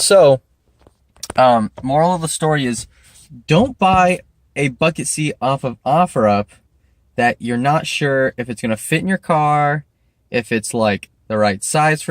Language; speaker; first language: English; native; English